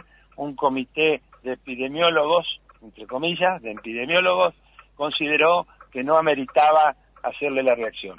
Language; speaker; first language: Spanish; native; Spanish